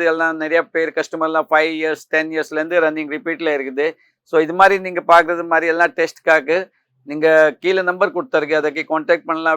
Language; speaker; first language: Tamil; non-native, fluent; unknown